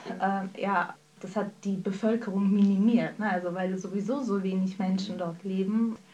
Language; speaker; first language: German; early bilingual, other home language; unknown